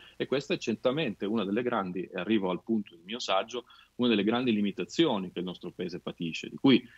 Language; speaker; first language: Italian; native; Italian